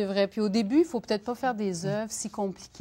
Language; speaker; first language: French; native; French